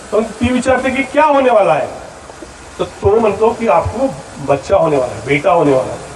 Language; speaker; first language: Hindi; non-native, local second language; Marathi